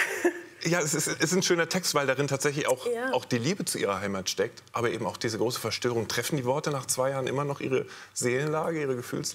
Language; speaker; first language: German; native; German